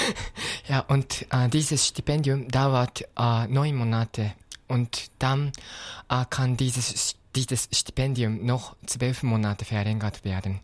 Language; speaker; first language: German; non-native, fluent; Japanese